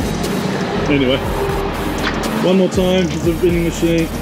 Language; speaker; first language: English; native; English